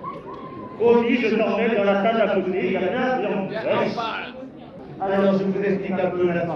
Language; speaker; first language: French; native; French